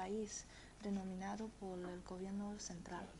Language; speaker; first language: Spanish; non-native, fluent; Chinese